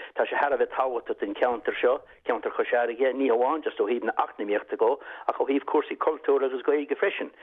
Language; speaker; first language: Irish; native; Irish